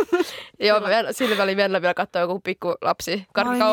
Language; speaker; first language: Finnish; native; Finnish